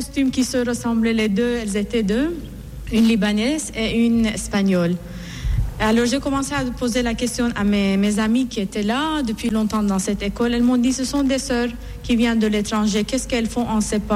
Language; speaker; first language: French; non-native, fluent; Persian